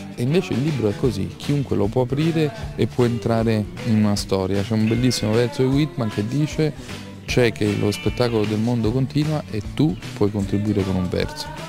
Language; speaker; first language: Italian; native; Italian